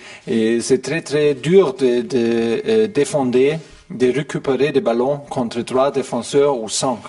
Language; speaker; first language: French; non-native, learner; German